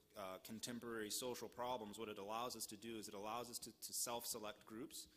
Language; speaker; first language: English; native; English